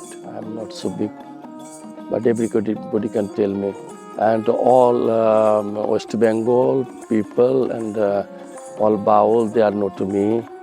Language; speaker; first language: English; non-native, learner; Bangla